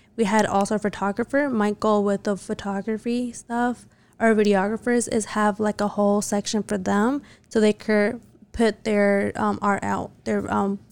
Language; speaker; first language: English; early bilingual, other home language; Spanish